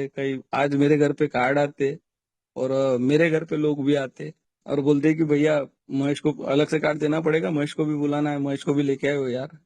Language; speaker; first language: Hindi; non-native, local second language; Marathi